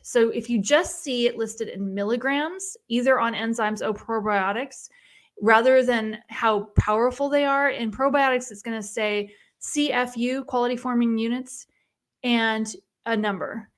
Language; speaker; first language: English; native; English